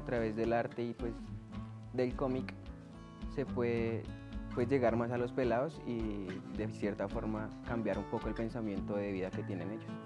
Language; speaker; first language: Spanish; native; Spanish